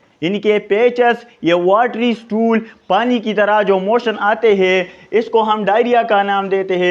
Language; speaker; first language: Urdu; non-native, local second language; Pashto